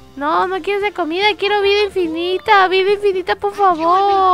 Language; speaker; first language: Spanish; native; Spanish